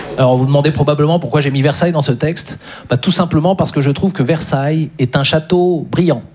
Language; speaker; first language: French; native; French